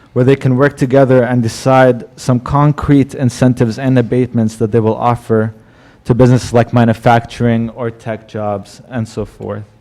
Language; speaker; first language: English; non-native, fluent; Arabic